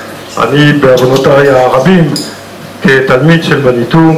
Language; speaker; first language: Hebrew; non-native, fluent; French